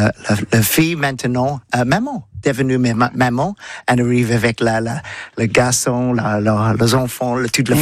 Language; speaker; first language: French; non-native, learner; English